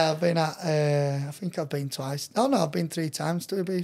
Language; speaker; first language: English; native; English